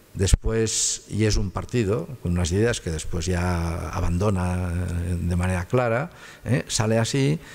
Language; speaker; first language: Spanish; native; Spanish